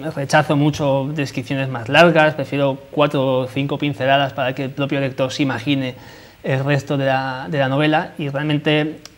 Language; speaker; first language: Spanish; native; Spanish